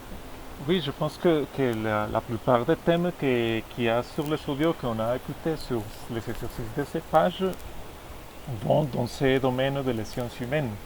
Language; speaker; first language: French; non-native, fluent; Spanish